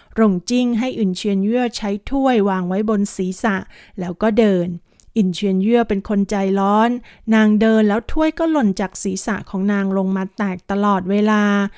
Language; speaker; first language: Thai; native; Thai